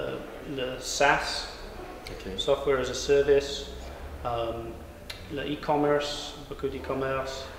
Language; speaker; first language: French; non-native, learner; English